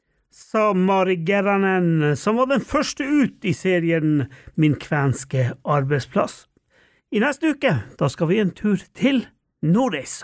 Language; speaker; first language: Norwegian; native; Norwegian